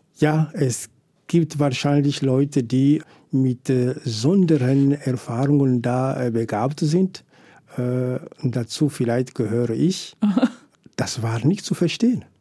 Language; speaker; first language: German; non-native, fluent; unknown